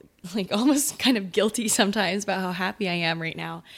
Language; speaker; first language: English; early bilingual, other home language; Italian